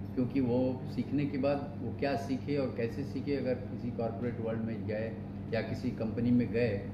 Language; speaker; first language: Hindi; non-native, local second language; Bangla